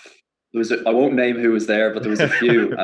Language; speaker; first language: English; native; English